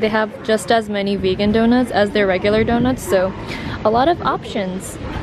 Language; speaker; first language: English; early bilingual, other home language; Japanese